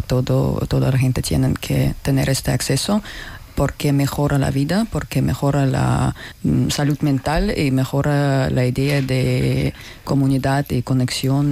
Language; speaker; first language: Spanish; non-native, learner; Russian